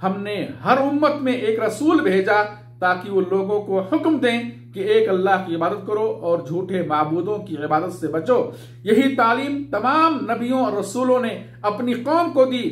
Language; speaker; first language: Urdu; native; Urdu